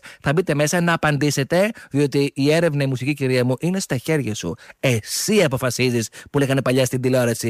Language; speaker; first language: Greek; native; Greek